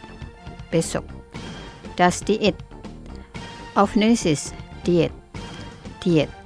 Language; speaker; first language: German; non-native, fluent; Indonesian